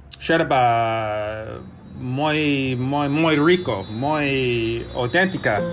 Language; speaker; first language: Spanish; non-native, learner; English